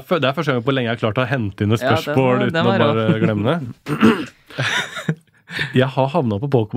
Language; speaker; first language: Norwegian; native; Norwegian